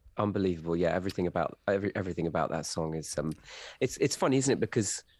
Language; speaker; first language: English; native; English